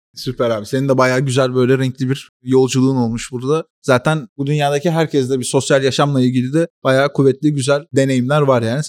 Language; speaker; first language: Turkish; native; Turkish